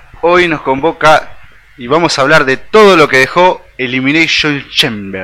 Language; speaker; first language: Spanish; native; Spanish